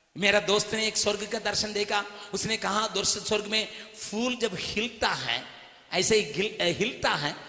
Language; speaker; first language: Hindi; non-native, local second language; Tamil